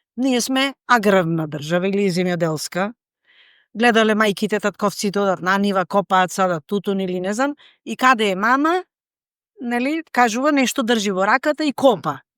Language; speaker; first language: Macedonian; native; Macedonian